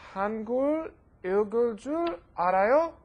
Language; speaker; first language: Korean; non-native, learner; English